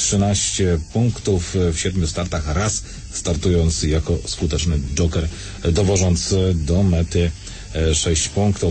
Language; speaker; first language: Polish; native; Polish